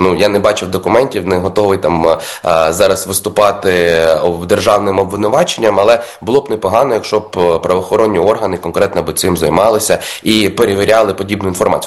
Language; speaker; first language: Ukrainian; native; Ukrainian